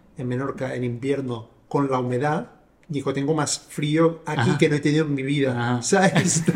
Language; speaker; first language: Spanish; native; Spanish